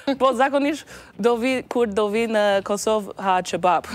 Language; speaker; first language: Albanian; non-native, learner; English